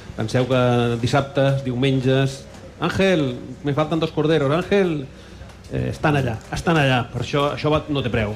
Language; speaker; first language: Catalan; native; Catalan